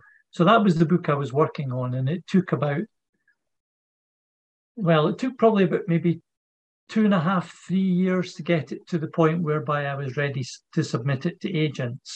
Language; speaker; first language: English; native; English